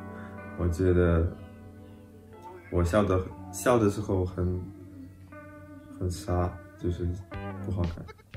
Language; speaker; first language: Chinese; non-native, fluent; Russian